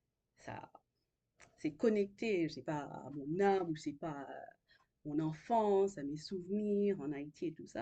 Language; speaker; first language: French; non-native, local second language; Haitian Creole